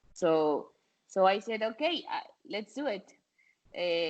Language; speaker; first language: English; non-native, fluent; Spanish